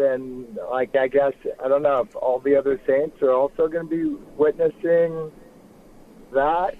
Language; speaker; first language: English; native; English